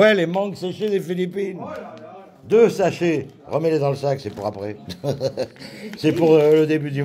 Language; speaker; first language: French; native; French